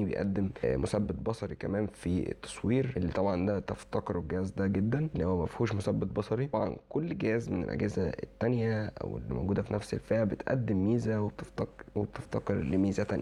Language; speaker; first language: Arabic; native; Arabic